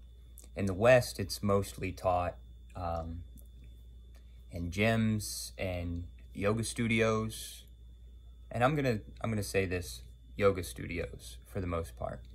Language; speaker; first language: English; native; English